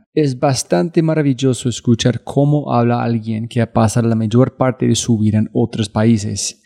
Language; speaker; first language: Spanish; non-native, learner; English